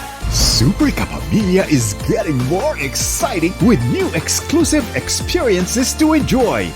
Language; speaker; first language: English; non-native, local second language; Filipino